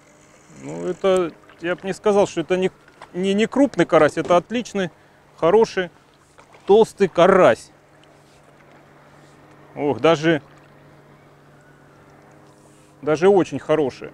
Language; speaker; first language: Russian; native; Russian